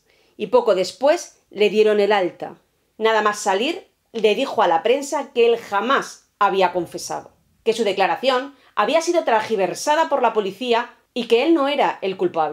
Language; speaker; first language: Spanish; native; Spanish